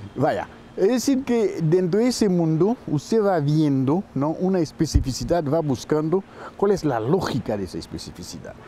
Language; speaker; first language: Spanish; non-native, fluent; Haitian Creole